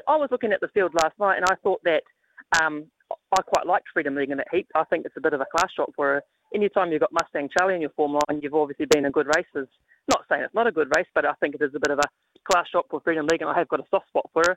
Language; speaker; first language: English; native; English